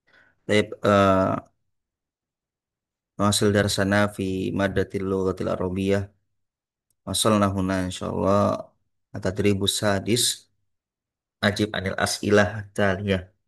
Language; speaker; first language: Arabic; non-native, fluent; Indonesian